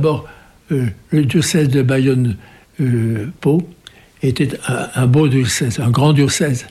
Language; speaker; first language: French; native; French